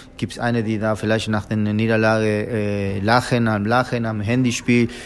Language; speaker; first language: German; non-native, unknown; Spanish